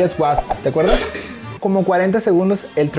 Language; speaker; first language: Spanish; native; Spanish